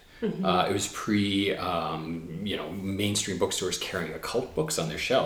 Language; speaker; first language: English; native; English